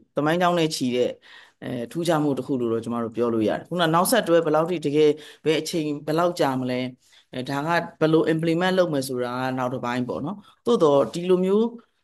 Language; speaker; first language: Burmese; native; Burmese